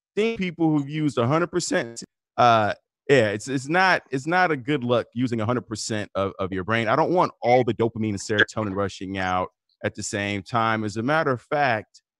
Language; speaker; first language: English; native; English